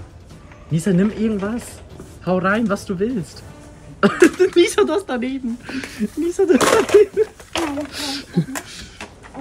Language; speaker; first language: German; native; German